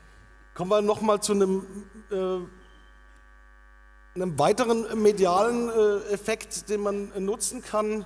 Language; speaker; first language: German; native; German